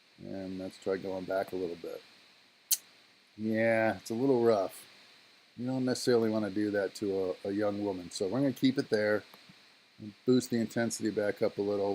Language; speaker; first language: English; native; English